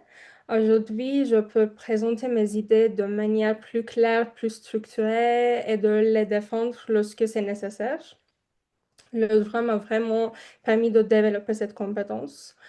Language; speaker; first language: French; non-native, fluent; Turkish